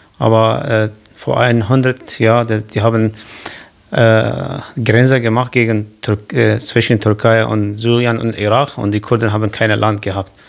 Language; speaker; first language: German; non-native, learner; Kurdish